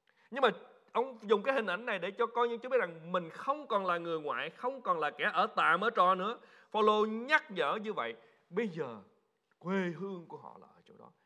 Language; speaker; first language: Vietnamese; native; Vietnamese